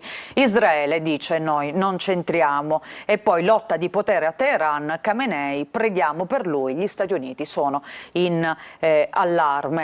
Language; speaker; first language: Italian; native; Italian